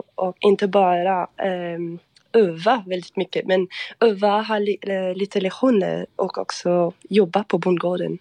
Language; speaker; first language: Swedish; non-native, fluent; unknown